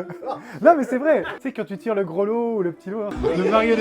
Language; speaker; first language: French; native; French